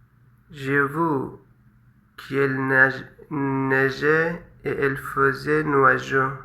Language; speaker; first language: French; non-native, fluent; Persian